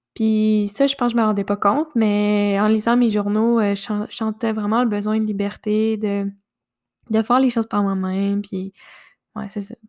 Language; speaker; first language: French; native; French